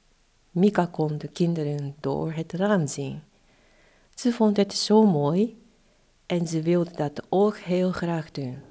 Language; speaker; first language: Dutch; non-native, fluent; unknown